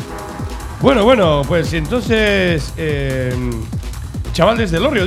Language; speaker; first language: Spanish; non-native, local second language; Basque